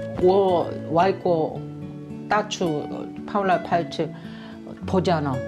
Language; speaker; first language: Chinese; non-native, learner; Korean